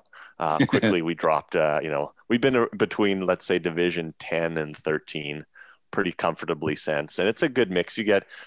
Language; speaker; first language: English; native; English